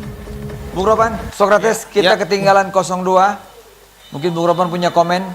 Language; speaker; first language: Indonesian; native; Indonesian